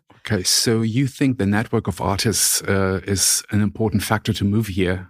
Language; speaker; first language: English; non-native, fluent; German